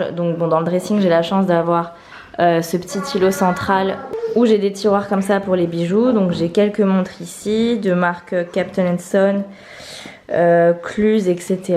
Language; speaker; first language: French; native; French